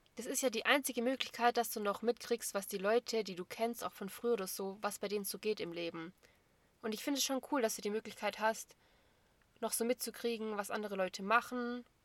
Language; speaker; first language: German; native; German